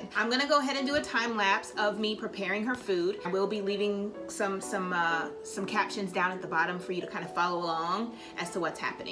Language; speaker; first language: English; native; English